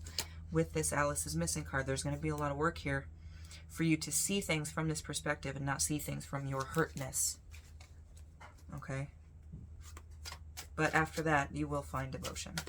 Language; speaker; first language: English; native; English